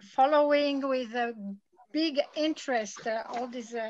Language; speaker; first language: English; non-native, fluent; Polish